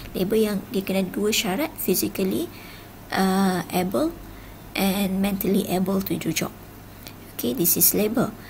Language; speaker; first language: English; non-native, local second language; Malay